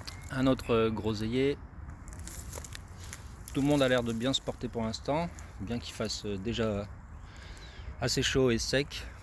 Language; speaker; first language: French; native; French